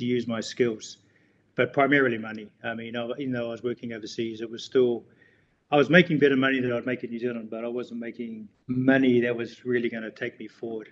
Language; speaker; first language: English; native; English